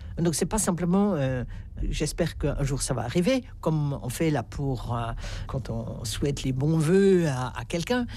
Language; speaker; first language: French; native; French